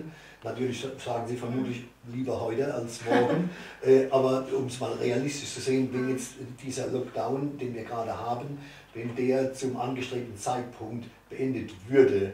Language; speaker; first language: German; native; German